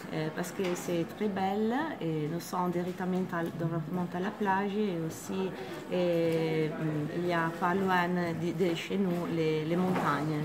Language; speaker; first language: French; non-native, learner; Italian